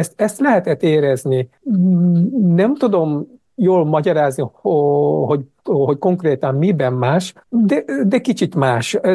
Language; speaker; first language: Hungarian; non-native, fluent; Japanese